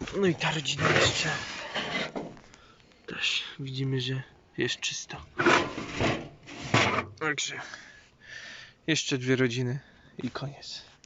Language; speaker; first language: Polish; native; Polish